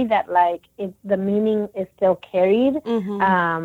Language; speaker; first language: English; native; English